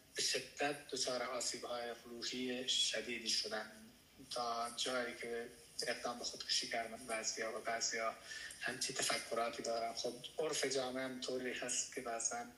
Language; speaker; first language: Persian; non-native, local second language; Baluchi